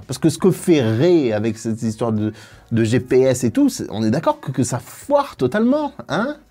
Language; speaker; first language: French; native; French